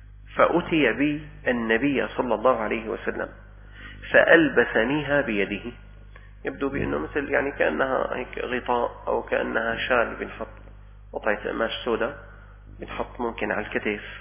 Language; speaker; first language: Arabic; native; Arabic